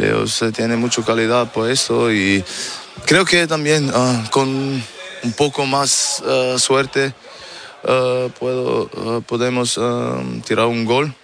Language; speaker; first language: Spanish; non-native, learner; German